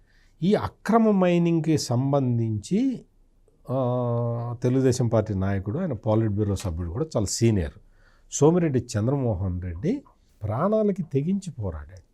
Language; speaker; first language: Telugu; native; Telugu